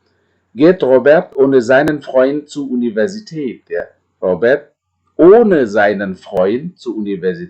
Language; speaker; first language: German; non-native, fluent; Indonesian